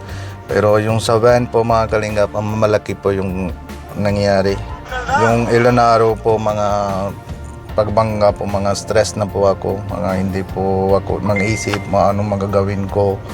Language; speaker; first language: Filipino; non-native, learner; Punjabi